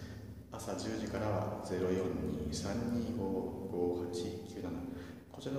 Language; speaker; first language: Japanese; native; Japanese